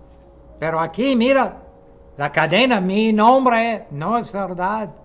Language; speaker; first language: Spanish; non-native, fluent; English